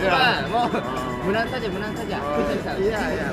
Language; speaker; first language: Indonesian; non-native, learner; Japanese